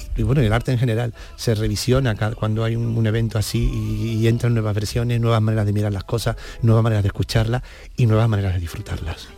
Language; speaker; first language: Spanish; native; Spanish